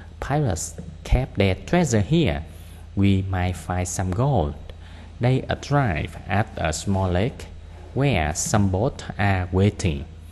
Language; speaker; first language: English; non-native, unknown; Vietnamese